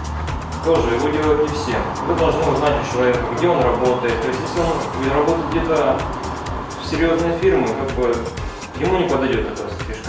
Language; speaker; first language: Russian; native; Russian